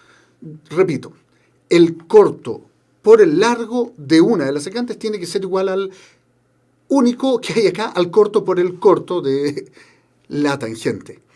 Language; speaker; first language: Spanish; native; Spanish